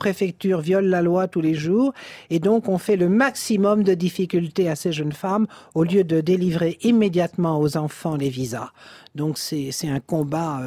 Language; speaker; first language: French; native; French